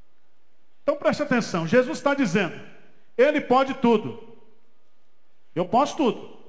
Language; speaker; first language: Portuguese; native; Portuguese